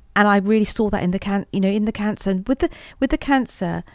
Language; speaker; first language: English; native; English